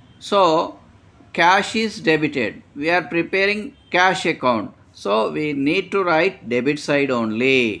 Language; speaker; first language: English; non-native, local second language; Telugu